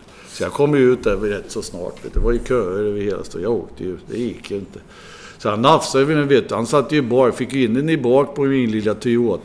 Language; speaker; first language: Swedish; native; Swedish